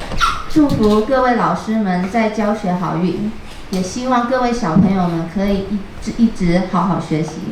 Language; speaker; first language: Chinese; early bilingual, heritage; Chinese